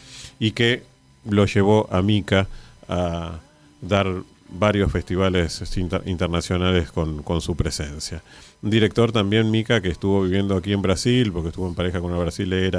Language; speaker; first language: Spanish; native; Spanish